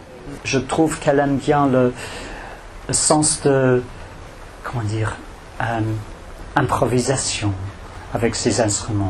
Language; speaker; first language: French; non-native, fluent; English